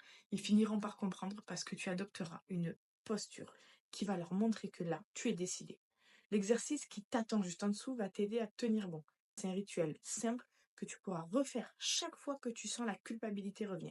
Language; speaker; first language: French; native; French